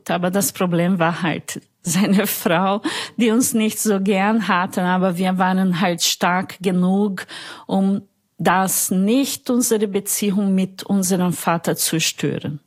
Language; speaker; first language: German; non-native, fluent; Portuguese